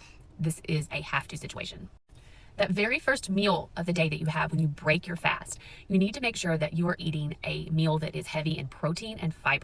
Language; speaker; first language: English; native; English